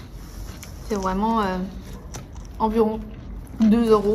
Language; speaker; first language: French; non-native, learner; Chinese